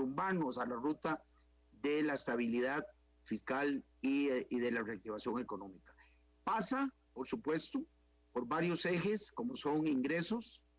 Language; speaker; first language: Spanish; native; Spanish